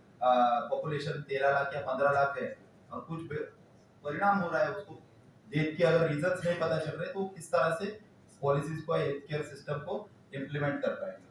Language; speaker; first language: Hindi; non-native, local second language; Marathi